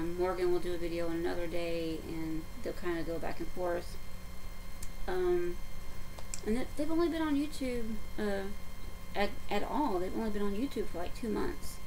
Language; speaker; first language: English; native; English